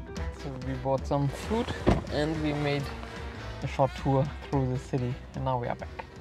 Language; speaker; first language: English; non-native, fluent; German